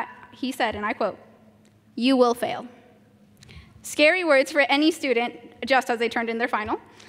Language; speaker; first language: English; early bilingual, other home language; Spanish